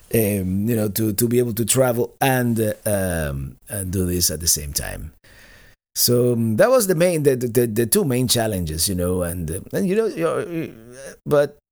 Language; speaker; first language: English; non-native, fluent; Spanish